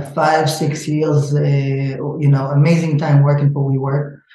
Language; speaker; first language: English; non-native, fluent; Hebrew